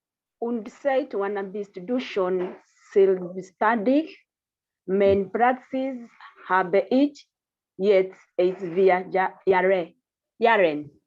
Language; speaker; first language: German; non-native, learner; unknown